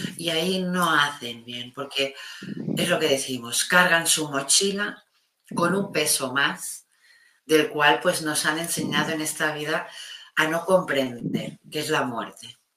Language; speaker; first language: Spanish; non-native, local second language; Catalan